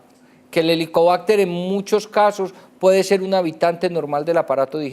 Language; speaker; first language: Spanish; native; Spanish